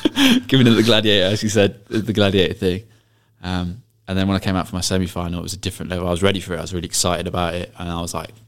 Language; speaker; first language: English; native; English